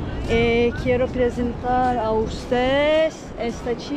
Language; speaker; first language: Spanish; non-native, learner; Turkish